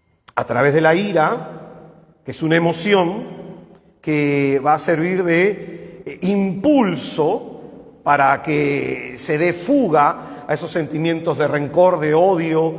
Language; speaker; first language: Spanish; native; Spanish